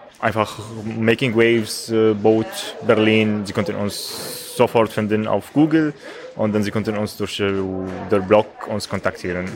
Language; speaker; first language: German; non-native, learner; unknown